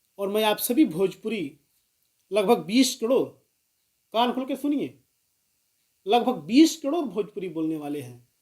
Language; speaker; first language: Hindi; non-native, local second language; Bhojpuri